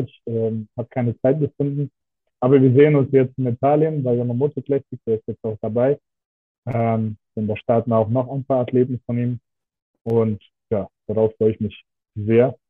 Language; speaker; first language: German; non-native, fluent; Russian